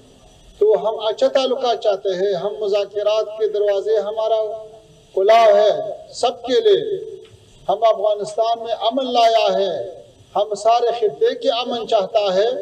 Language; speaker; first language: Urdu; non-native, fluent; Pashto